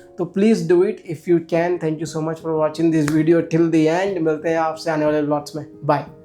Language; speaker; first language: Hindi; native; Hindi